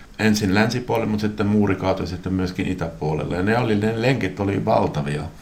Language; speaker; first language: Finnish; non-native, local second language; Swedish